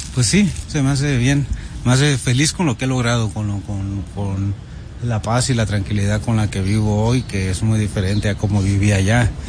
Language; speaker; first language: Spanish; early bilingual, heritage; Spanish